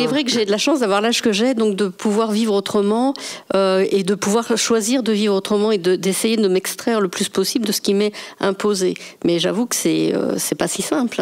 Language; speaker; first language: French; native; French